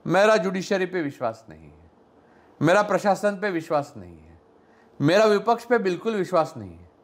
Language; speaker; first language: Hindi; non-native, local second language; Marathi